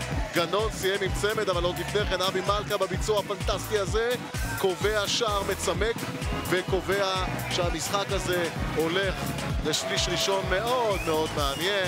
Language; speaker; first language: Hebrew; native; Hebrew